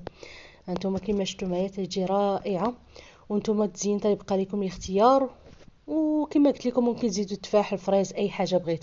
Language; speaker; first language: Arabic; native; Arabic